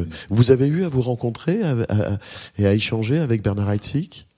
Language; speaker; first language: French; native; French